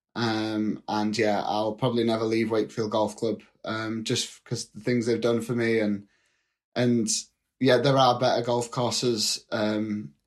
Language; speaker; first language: English; native; English